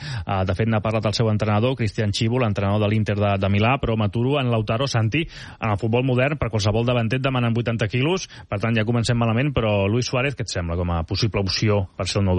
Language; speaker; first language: Catalan; native; Catalan